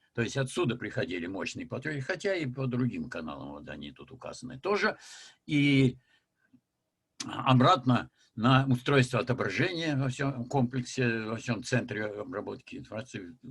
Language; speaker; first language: Russian; native; Russian